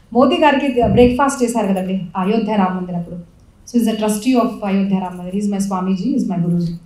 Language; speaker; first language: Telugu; non-native, local second language; Marathi